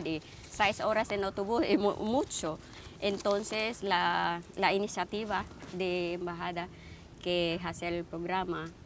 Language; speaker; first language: Spanish; non-native, fluent; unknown